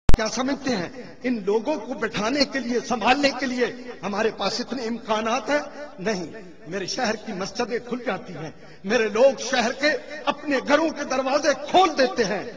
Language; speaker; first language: Urdu; non-native, local second language; Punjabi